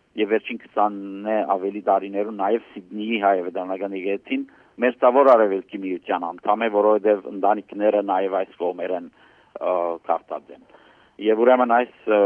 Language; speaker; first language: Armenian; early bilingual, heritage; Armenian